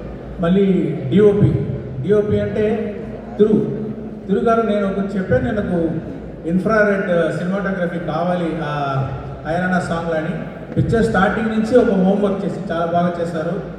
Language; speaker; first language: Telugu; non-native, local second language; Tamil